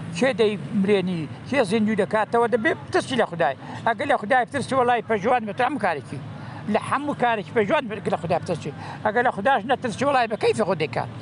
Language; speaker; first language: Central Kurdish; native; Central Kurdish